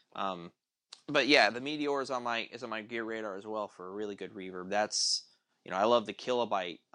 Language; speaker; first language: English; native; English